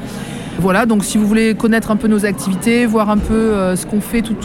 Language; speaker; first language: French; native; French